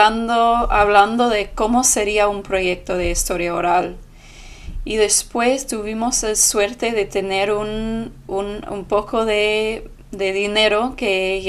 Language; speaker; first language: Spanish; non-native, fluent; English